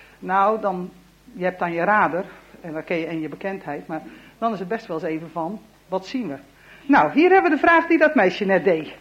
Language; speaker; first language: Dutch; native; Dutch